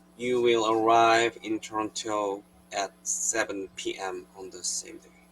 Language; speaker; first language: English; non-native, learner; Korean